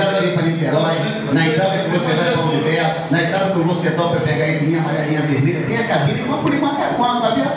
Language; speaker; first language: Portuguese; native; Portuguese